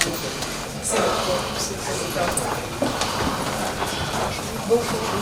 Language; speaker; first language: French; non-native, local second language; Kinyarwanda